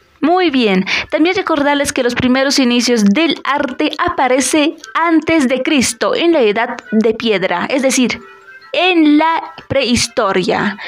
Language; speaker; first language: Spanish; native; Spanish